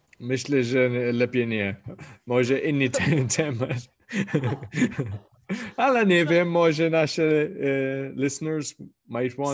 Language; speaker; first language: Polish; non-native, learner; English